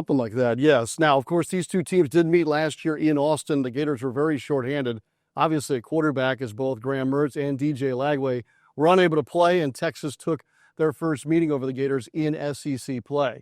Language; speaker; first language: English; native; English